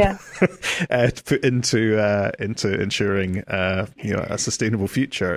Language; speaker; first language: English; native; English